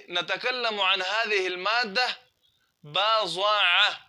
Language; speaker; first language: Arabic; non-native, fluent; Urdu